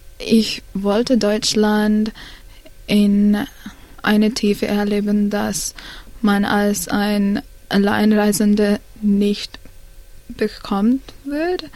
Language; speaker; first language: German; non-native, learner; Sinhala